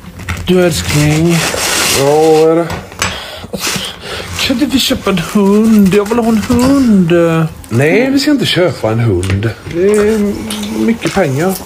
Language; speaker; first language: Swedish; non-native, fluent; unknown